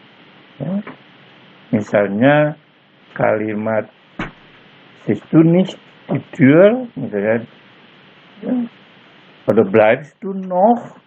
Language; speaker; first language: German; non-native, fluent; Indonesian